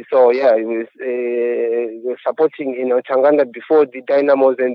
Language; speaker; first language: English; non-native, local second language; Shona